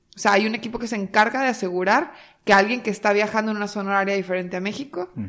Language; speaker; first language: Spanish; native; Spanish